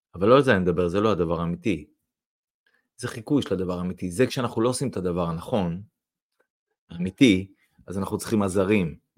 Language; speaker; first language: Hebrew; non-native, fluent; Russian